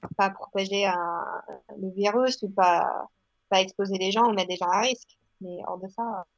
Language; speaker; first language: French; non-native, fluent; English